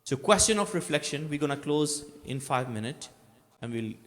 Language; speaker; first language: English; non-native, local second language; Urdu